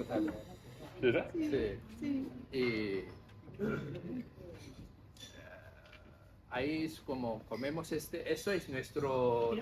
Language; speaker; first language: Spanish; non-native, fluent; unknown